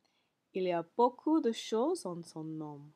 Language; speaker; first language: French; non-native, learner; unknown